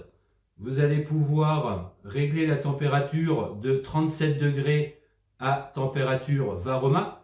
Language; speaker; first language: French; native; French